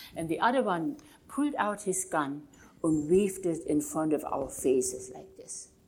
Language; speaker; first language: English; non-native, fluent; German